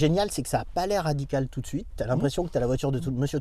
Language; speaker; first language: French; native; French